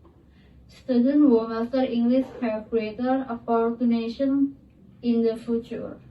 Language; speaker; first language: English; non-native, learner; Indonesian